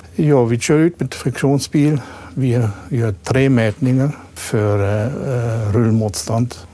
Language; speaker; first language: Swedish; non-native, fluent; German